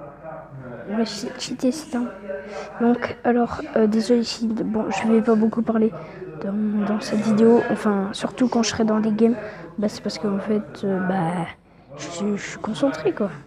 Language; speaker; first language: French; native; French